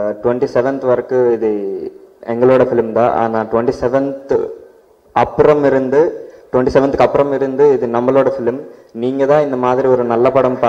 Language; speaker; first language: Tamil; non-native, learner; Malayalam